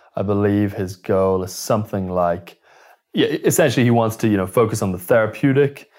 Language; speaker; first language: English; native; English